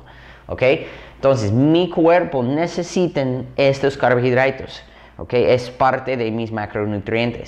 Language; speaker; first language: Spanish; non-native, fluent; English